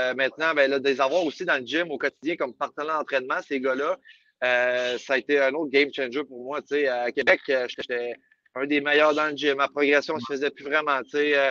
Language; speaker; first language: French; native; French